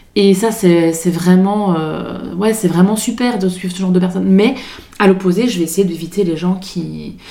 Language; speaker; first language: French; native; French